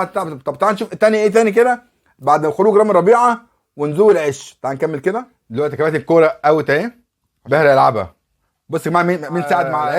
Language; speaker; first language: Arabic; native; Arabic